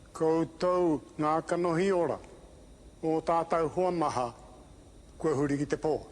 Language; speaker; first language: Māori; native; Māori